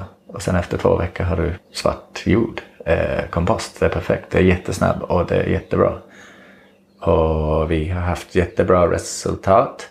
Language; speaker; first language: Swedish; non-native, fluent; English